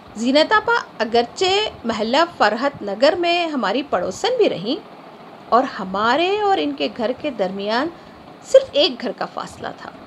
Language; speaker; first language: Urdu; native; Urdu